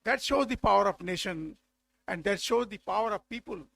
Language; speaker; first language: English; non-native, local second language; Marathi